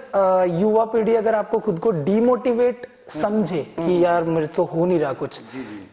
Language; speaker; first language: Hindi; native; Hindi